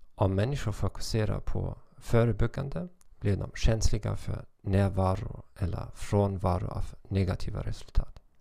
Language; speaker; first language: Swedish; non-native, fluent; German